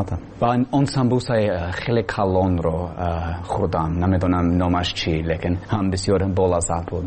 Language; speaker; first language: Persian; non-native, learner; English